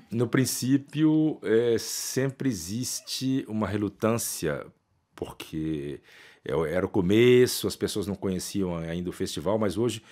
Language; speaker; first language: Portuguese; native; Portuguese